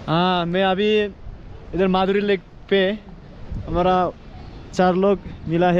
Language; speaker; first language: Hindi; non-native, local second language; Bodo